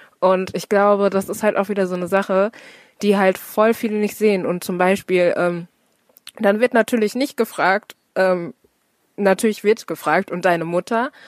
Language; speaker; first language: German; native; German